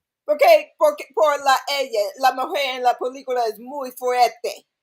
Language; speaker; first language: Spanish; non-native, learner; English